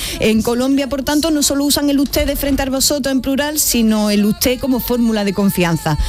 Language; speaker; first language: Spanish; native; Spanish